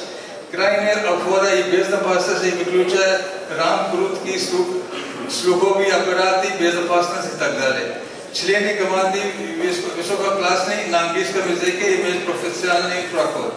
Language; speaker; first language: Russian; non-native, learner; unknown